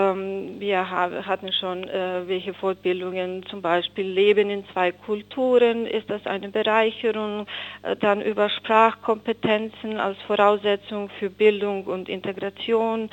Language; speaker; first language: German; non-native, fluent; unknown